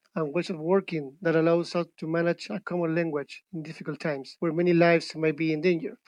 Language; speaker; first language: English; non-native, fluent; Spanish